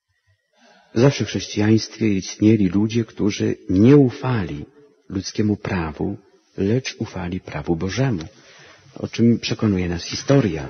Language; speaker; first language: Polish; native; Polish